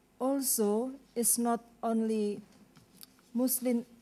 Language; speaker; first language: English; non-native, learner; Indonesian